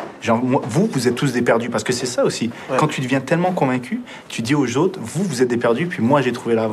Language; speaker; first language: French; early bilingual, other home language; Arabic